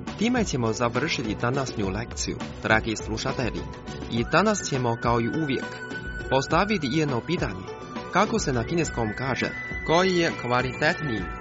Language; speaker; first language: Croatian; non-native, fluent; Chinese